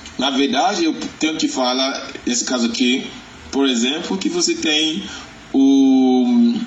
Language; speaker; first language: Portuguese; non-native, learner; Yoruba